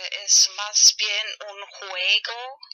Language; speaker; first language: Spanish; non-native, fluent; German